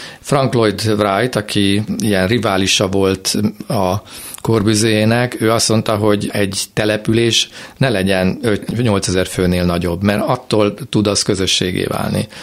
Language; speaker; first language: Hungarian; native; Hungarian